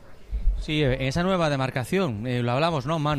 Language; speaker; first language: Spanish; native; Spanish